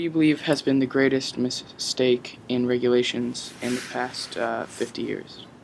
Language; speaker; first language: English; native; English